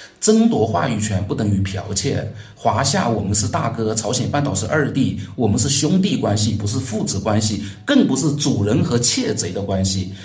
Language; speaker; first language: Chinese; non-native, local second language; Hakka Chinese